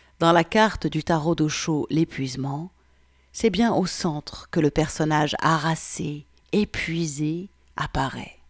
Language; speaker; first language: French; native; French